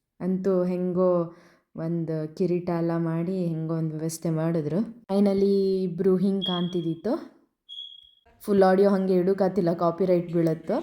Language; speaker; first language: Kannada; native; Kannada